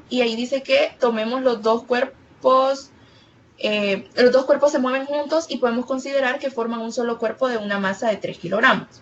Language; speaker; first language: Spanish; native; Spanish